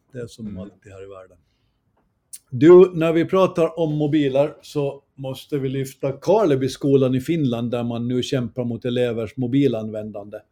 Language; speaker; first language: Swedish; native; Swedish